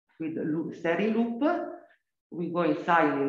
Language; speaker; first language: English; non-native, learner; Italian